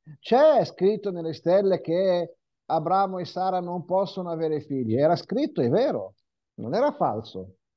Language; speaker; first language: Italian; non-native, fluent; Hebrew